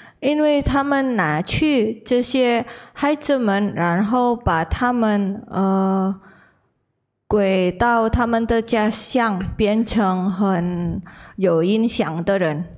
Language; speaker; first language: Chinese; non-native, learner; Indonesian